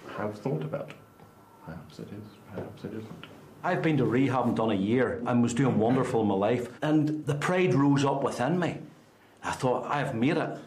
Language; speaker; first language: English; native; English